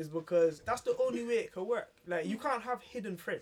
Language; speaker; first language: English; native; English